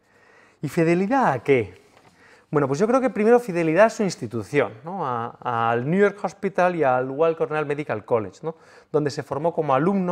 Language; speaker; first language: Spanish; native; Spanish